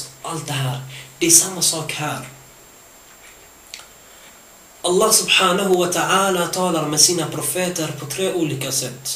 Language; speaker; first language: Swedish; early bilingual, other home language; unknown